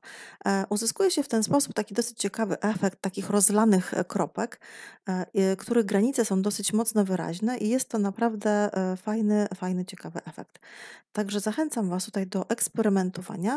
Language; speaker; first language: Polish; native; Polish